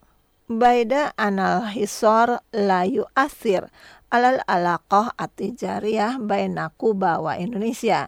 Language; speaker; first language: Arabic; non-native, fluent; Indonesian